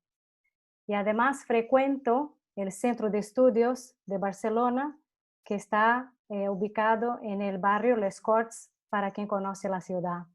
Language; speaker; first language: Spanish; non-native, fluent; Portuguese